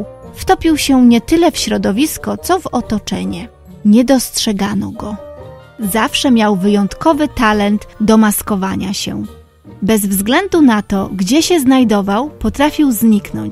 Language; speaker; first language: Polish; native; Polish